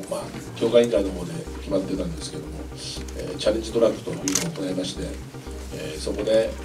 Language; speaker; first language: Japanese; native; Japanese